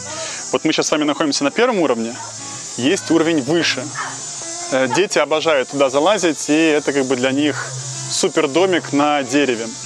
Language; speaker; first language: Russian; native; Russian